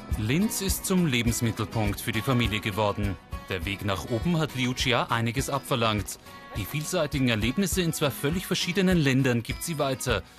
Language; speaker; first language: German; native; German